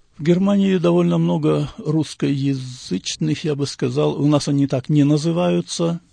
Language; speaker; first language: Russian; native; Russian